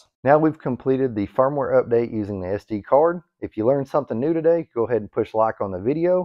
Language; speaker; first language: English; native; English